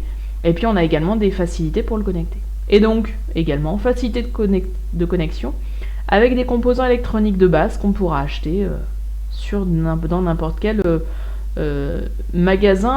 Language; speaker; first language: French; native; French